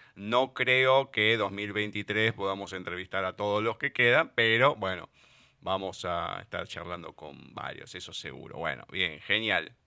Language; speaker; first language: Spanish; native; Spanish